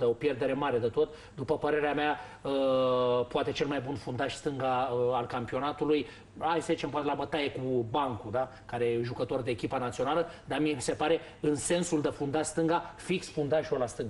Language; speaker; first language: Romanian; native; Romanian